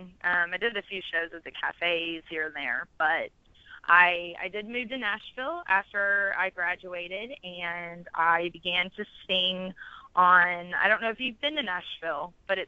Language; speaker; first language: English; native; English